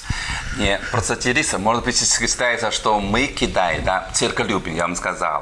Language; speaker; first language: Russian; non-native, learner; Chinese